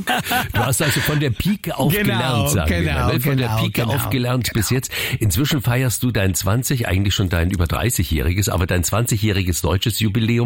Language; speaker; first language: German; native; German